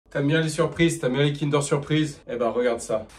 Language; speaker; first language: French; native; French